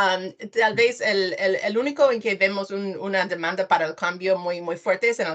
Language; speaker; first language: Spanish; non-native, fluent; English